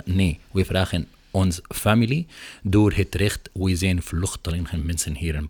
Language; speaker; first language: Dutch; non-native, learner; Arabic